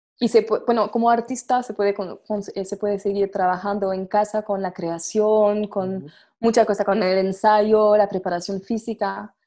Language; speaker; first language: Spanish; non-native, fluent; French